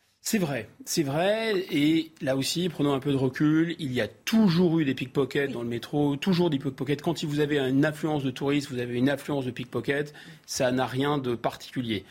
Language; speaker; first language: French; native; French